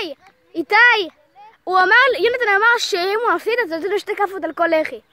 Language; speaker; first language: Hebrew; native; Hebrew